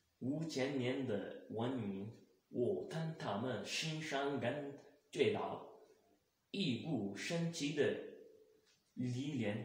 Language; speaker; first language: Chinese; non-native, learner; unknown